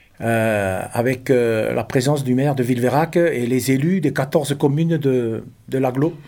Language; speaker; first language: French; non-native, local second language; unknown